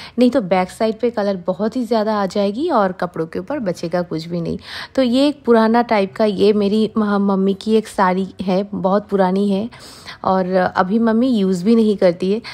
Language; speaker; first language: Hindi; non-native, local second language; Bangla